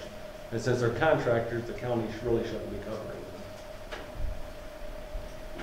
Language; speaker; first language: English; native; English